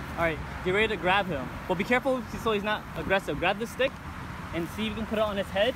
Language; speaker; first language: English; native; English